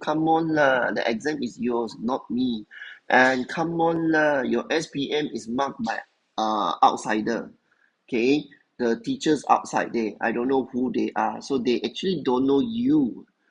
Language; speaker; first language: English; non-native, local second language; Chinese